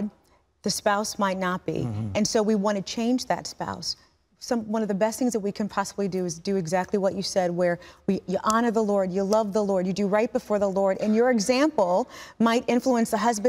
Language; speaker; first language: English; native; English